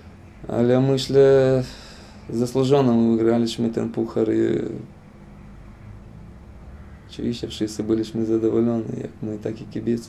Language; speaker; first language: Polish; non-native, fluent; Lithuanian